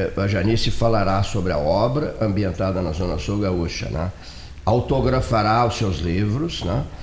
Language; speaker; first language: Portuguese; native; Portuguese